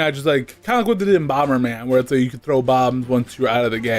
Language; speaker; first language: English; native; English